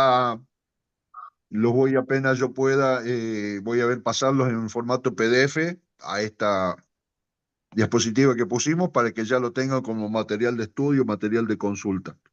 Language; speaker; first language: Spanish; native; Spanish